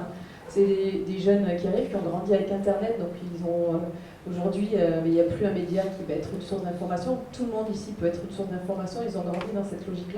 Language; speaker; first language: French; native; French